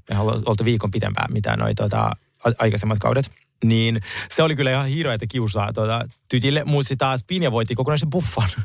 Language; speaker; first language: Finnish; non-native, fluent; Russian